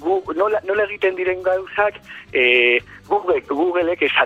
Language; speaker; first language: Basque; non-native, learner; Spanish